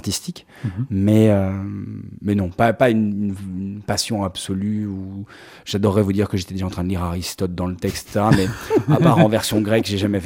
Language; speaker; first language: French; native; French